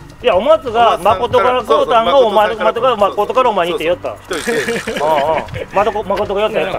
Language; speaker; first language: Japanese; native; Japanese